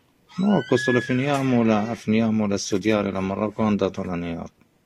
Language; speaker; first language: Italian; non-native, learner; Arabic